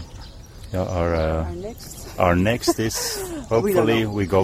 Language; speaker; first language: English; non-native, learner; Dutch